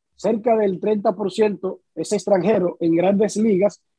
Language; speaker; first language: Spanish; native; Spanish